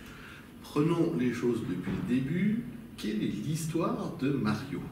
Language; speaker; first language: French; native; French